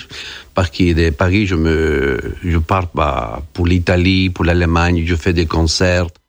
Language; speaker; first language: French; non-native, fluent; Spanish